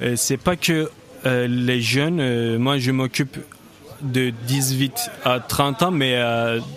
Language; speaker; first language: French; non-native, fluent; Turkish